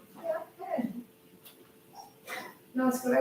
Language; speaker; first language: Spanish; non-native, learner; English